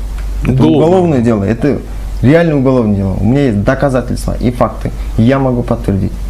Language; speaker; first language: Russian; non-native, local second language; Kyrgyz